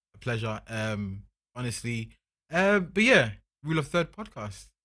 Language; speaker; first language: English; non-native, local second language; Akan